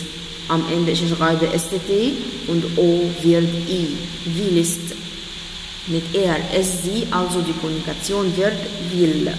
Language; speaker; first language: German; non-native, fluent; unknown